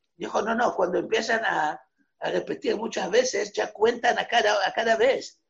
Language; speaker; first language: Spanish; non-native, fluent; Hebrew